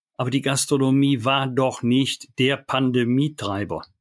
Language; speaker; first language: German; native; German